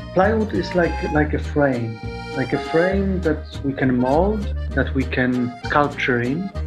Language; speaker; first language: English; non-native, fluent; Polish